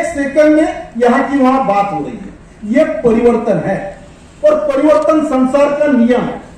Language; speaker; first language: Hindi; non-native, local second language; Marwari